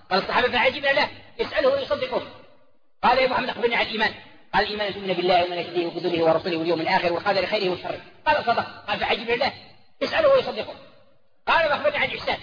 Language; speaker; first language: Arabic; native; Arabic